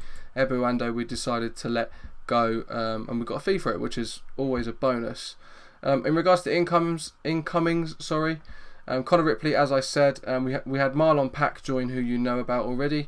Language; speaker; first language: English; native; English